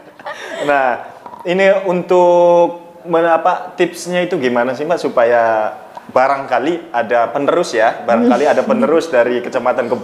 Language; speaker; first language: Indonesian; native; Indonesian